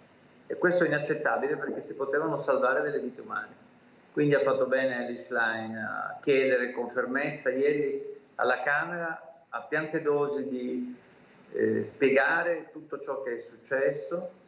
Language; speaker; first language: Italian; native; Italian